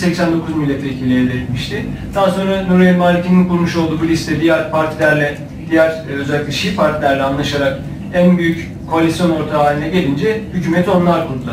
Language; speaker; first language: Turkish; native; Turkish